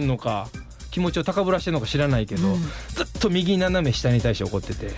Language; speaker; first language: Japanese; native; Japanese